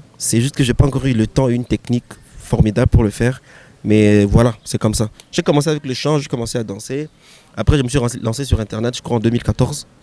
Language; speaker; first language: French; non-native, local second language; Swahili